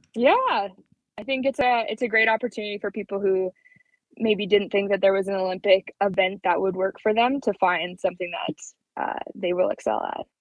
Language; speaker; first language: English; native; English